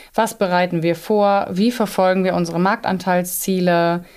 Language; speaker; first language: German; native; German